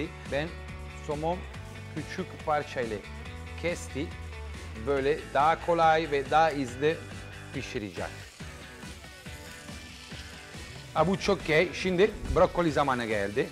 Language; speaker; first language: Turkish; non-native, learner; Italian